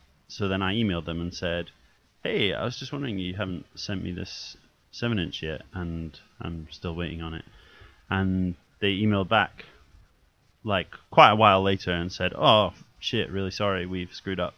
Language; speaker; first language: English; native; English